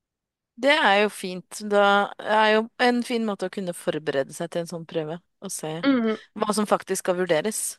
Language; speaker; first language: Norwegian; native; Norwegian